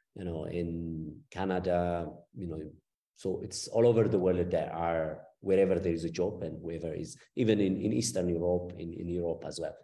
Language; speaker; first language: English; non-native, fluent; Amharic